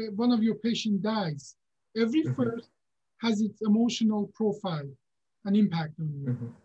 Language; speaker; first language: English; non-native, fluent; Persian